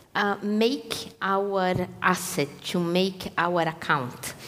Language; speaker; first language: English; non-native, fluent; Portuguese